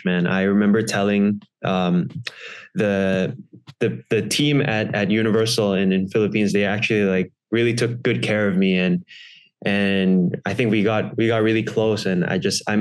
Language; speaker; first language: English; native; English